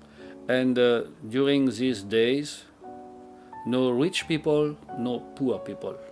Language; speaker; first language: English; non-native, learner; French